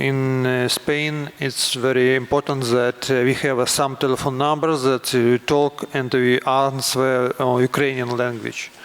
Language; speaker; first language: English; non-native, learner; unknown